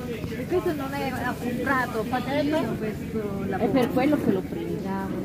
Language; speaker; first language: Italian; non-native, learner; Chinese